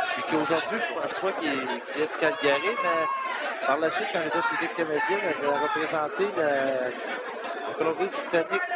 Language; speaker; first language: French; native; French